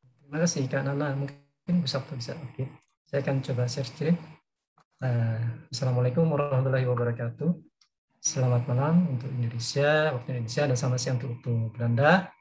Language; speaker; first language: Indonesian; native; Indonesian